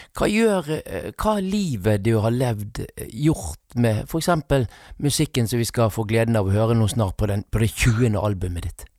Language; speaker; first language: Norwegian; native; Norwegian